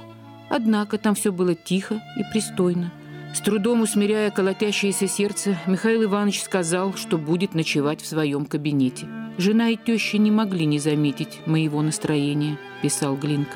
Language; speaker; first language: Russian; native; Russian